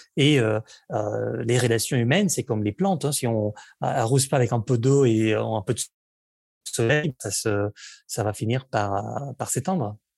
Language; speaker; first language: French; non-native, fluent; Catalan